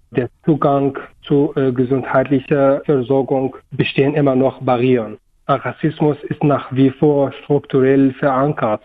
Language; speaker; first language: German; non-native, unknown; Kurdish